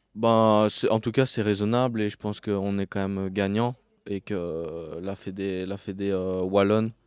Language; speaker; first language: French; native; French